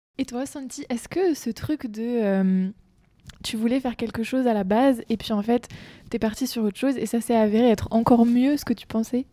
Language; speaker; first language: French; native; French